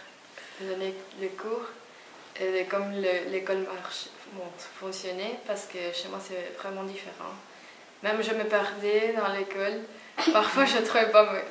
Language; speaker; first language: French; non-native, fluent; Spanish